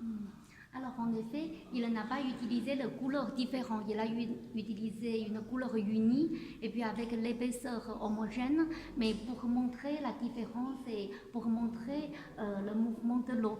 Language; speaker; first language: French; non-native, fluent; Chinese